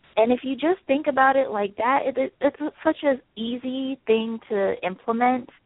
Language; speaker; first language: English; native; English